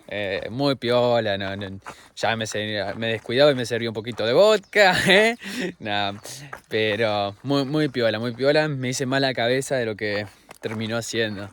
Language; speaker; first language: Spanish; native; Spanish